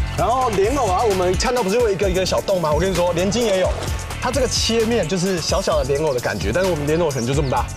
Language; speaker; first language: Chinese; native; Chinese